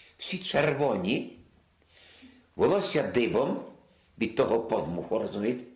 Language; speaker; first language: Ukrainian; non-native, local second language; Polish